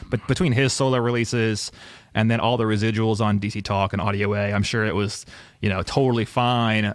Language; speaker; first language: English; native; English